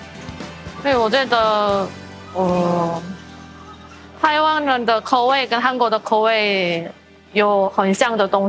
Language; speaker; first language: Chinese; non-native, learner; Korean